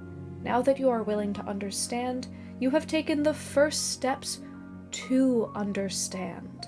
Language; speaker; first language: English; native; English